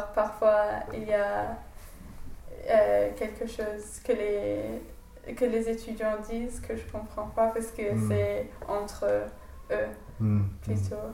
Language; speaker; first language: French; non-native, fluent; English